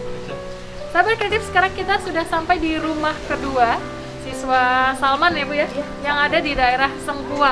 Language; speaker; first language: Indonesian; native; Indonesian